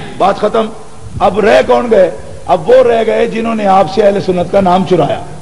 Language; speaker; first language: Urdu; non-native, local second language; Punjabi